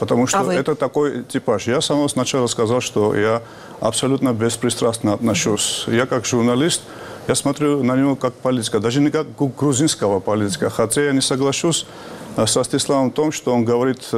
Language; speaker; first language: Ukrainian; non-native, learner; Georgian